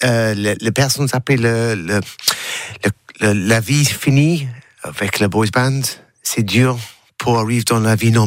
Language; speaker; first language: French; non-native, learner; English